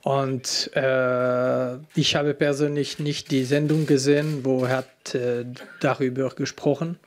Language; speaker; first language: German; non-native, fluent; French